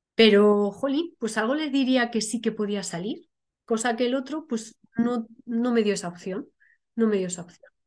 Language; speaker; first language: Spanish; native; Spanish